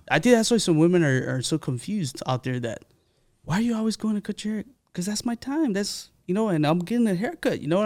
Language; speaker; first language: English; early bilingual, other home language; Spanish